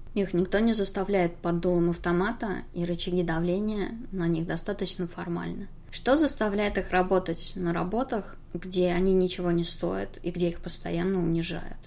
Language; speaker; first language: Russian; native; Russian